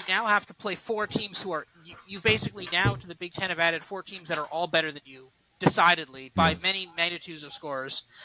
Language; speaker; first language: English; native; English